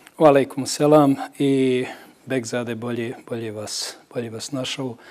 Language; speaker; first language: Bosnian; native; Bosnian